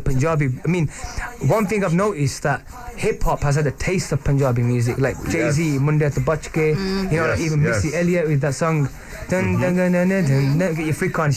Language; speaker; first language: English; native; English